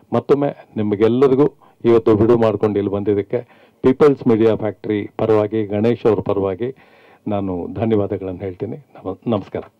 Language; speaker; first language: Kannada; native; Kannada